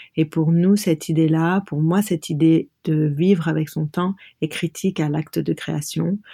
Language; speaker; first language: French; non-native, local second language; Arabic